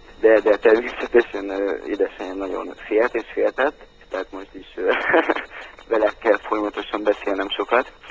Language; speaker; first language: Hungarian; native; Hungarian